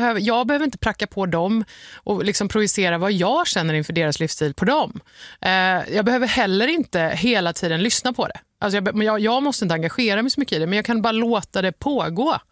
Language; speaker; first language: Swedish; native; Swedish